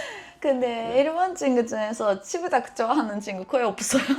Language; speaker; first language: Korean; non-native, fluent; Japanese